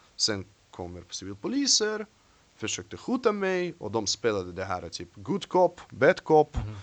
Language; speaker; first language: Swedish; non-native, fluent; Russian